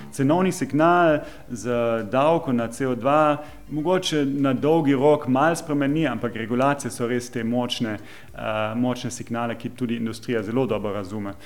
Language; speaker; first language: Slovenian; non-native, fluent; German